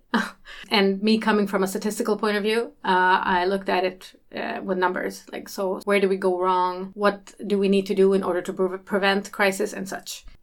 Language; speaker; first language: English; early bilingual, other home language; Swedish